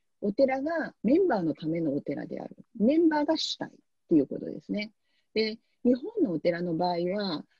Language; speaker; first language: Japanese; native; Japanese